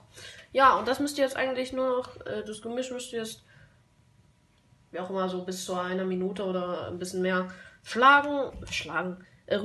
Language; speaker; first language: German; native; German